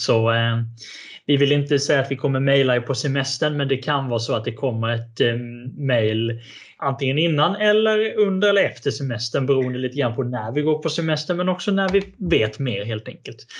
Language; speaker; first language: Swedish; native; Swedish